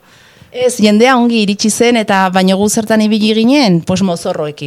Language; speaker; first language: Basque; native; Basque